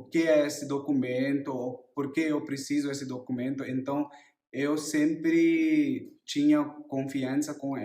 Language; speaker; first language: Portuguese; non-native, learner; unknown